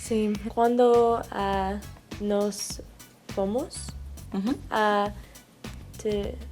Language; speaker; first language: Portuguese; non-native, learner; English